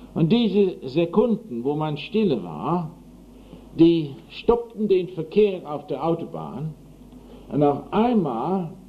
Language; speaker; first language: German; non-native, fluent; English